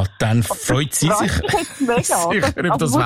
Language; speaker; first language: German; native; German